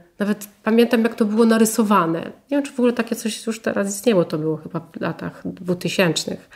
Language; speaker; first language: Polish; native; Polish